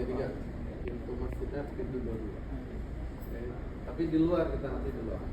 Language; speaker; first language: Indonesian; native; Indonesian